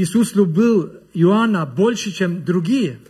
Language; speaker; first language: Russian; non-native, learner; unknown